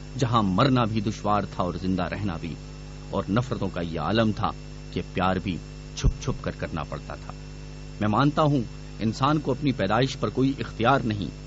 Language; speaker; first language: Urdu; non-native, local second language; Pashto